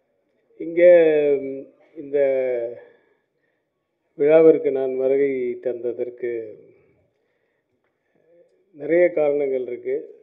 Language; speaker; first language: Tamil; native; Tamil